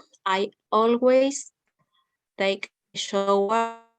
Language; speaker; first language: English; non-native, learner; Spanish